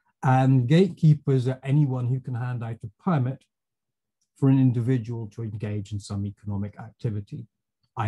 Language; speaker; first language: English; native; English